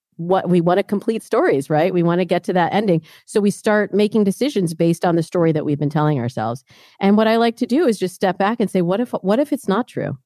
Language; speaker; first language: English; native; English